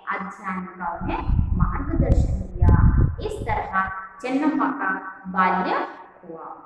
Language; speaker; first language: Hindi; non-native, local second language; Kannada